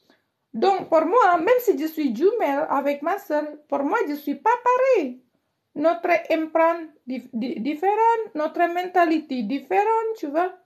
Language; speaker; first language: French; non-native, learner; Indonesian